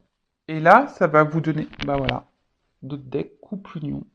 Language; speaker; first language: French; native; French